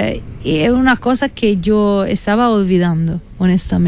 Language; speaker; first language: Spanish; non-native, fluent; Italian